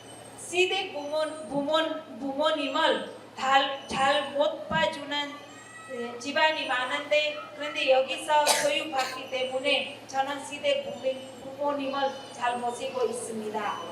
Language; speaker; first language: Korean; non-native, learner; Hindi